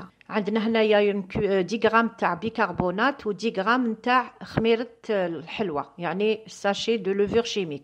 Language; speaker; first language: Arabic; native; Arabic